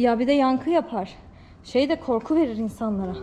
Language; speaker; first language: Turkish; native; Turkish